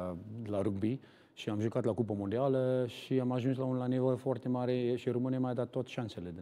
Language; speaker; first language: Romanian; non-native, learner; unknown